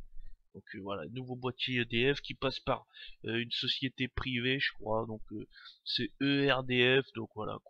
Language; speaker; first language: French; native; French